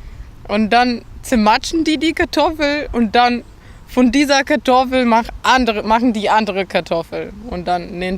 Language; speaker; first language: German; non-native, fluent; Macedonian